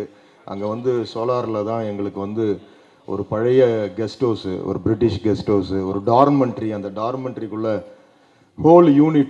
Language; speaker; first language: Tamil; native; Tamil